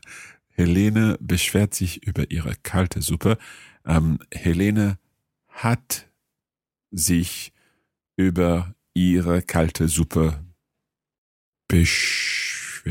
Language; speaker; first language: German; non-native, learner; English